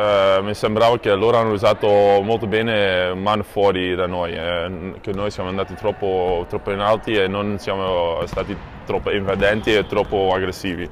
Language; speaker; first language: Italian; non-native, fluent; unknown